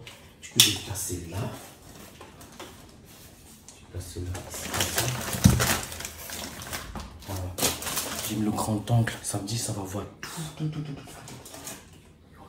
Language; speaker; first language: French; native; French